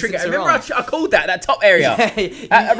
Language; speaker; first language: English; native; English